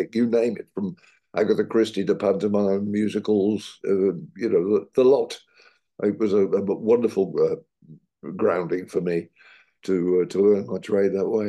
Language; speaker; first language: English; native; English